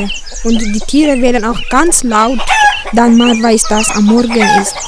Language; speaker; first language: German; non-native, learner; Tigrinya